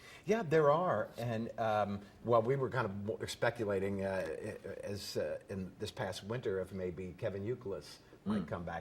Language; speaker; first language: English; native; English